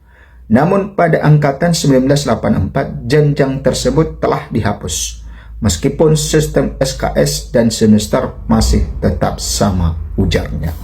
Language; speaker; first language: Indonesian; native; Indonesian